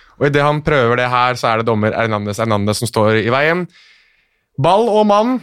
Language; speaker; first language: Norwegian; native; Norwegian